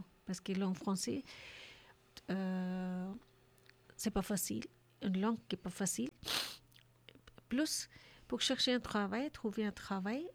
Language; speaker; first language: French; non-native, learner; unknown